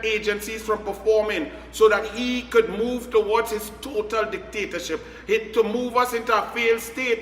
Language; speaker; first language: English; native; English